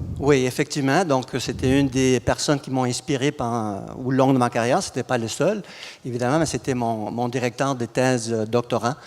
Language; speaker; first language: French; non-native, fluent; Spanish